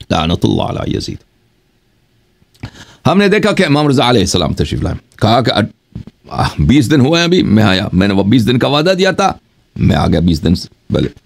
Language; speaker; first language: Urdu; non-native, fluent; Persian